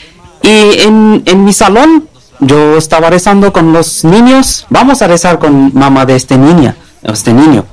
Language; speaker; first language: Spanish; non-native, learner; Bangla